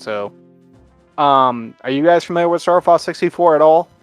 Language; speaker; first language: English; native; English